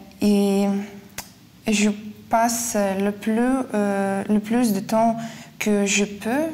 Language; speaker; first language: French; non-native, fluent; Lithuanian